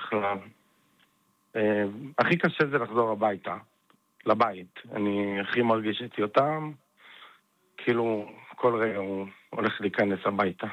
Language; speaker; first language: Hebrew; native; Hebrew